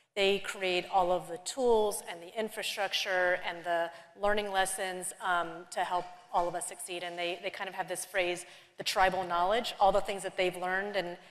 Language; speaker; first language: English; native; English